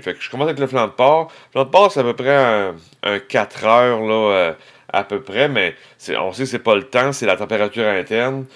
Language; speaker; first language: French; native; French